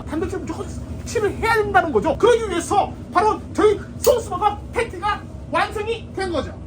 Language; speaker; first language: Korean; native; Korean